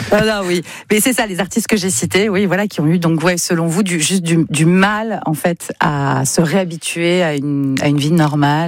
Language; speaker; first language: French; native; French